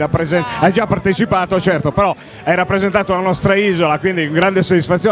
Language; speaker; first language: Italian; native; Italian